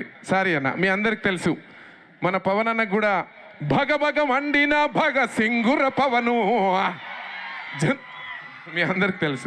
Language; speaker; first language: Telugu; native; Telugu